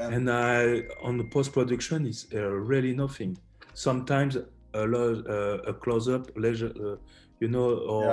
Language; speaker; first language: English; non-native, learner; French